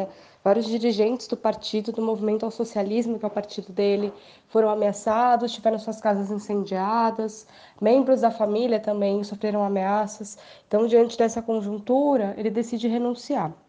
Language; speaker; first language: Portuguese; native; Portuguese